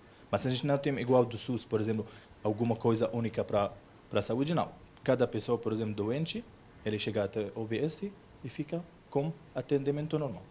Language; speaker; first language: Portuguese; non-native, learner; Arabic